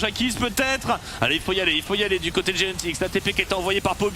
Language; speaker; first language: French; native; French